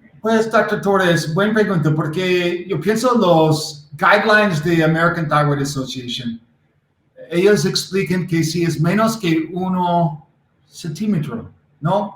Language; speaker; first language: Spanish; non-native, learner; English